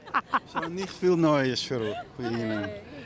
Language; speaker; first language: German; non-native, learner; Dutch